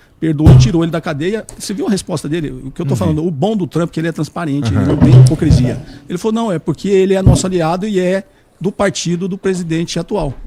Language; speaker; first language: Portuguese; native; Portuguese